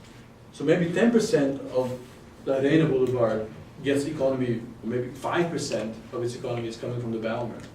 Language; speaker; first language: English; non-native, fluent; Dutch